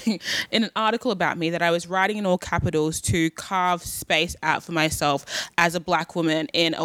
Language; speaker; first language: English; native; English